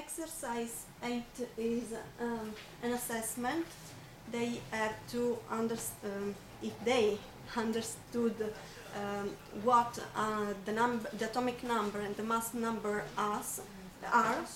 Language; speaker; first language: English; non-native, fluent; Italian